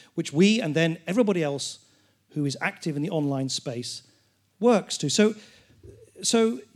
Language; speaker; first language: English; native; English